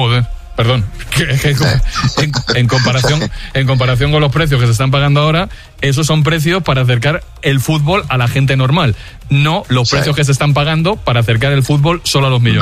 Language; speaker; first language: Spanish; native; Spanish